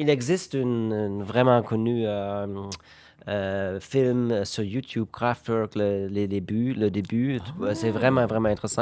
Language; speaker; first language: French; non-native, fluent; German